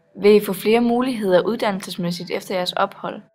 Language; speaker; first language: Danish; native; Danish